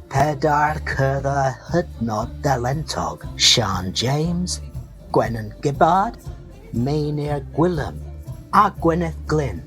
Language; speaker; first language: Welsh; non-native, learner; English